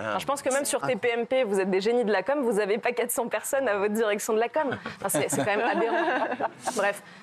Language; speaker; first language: French; native; French